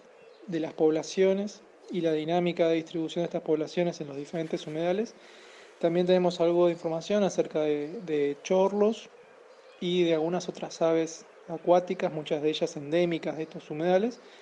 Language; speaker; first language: Spanish; native; Spanish